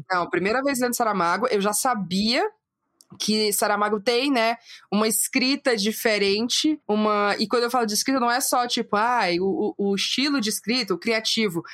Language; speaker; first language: Portuguese; native; Portuguese